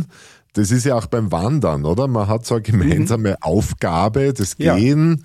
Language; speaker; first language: German; native; German